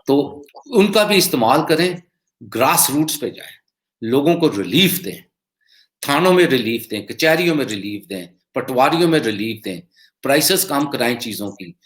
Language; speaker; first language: Urdu; non-native, local second language; Punjabi